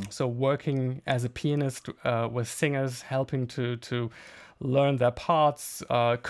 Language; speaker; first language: English; non-native, fluent; German